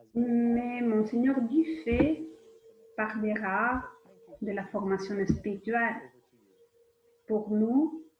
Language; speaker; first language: French; non-native, fluent; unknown